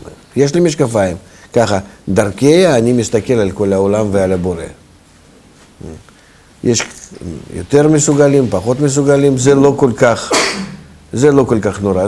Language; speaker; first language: Hebrew; non-native, fluent; Russian